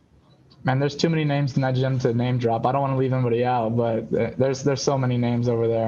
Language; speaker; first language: English; native; English